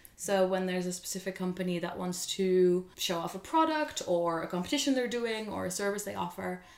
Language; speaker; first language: English; non-native, fluent; Dutch